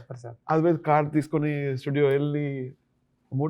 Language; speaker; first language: Telugu; non-native, learner; Tamil